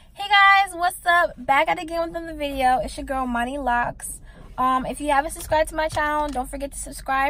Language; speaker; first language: English; native; English